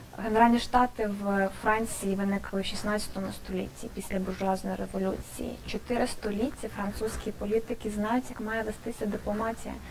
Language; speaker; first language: Ukrainian; native; Ukrainian